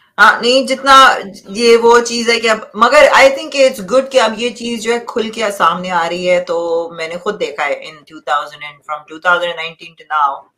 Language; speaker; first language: Hindi; native; Hindi